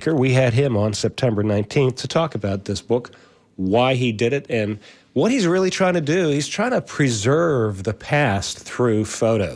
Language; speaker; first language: English; native; English